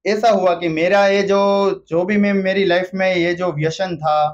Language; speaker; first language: Hindi; non-native, local second language; Gujarati